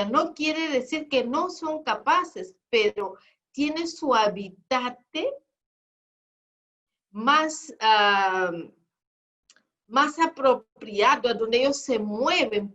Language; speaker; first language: Spanish; non-native, fluent; Portuguese